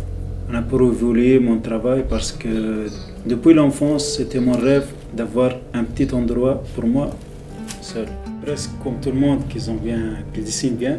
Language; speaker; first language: French; non-native, local second language; Arabic